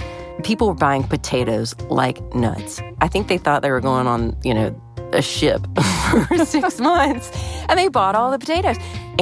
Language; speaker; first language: English; native; English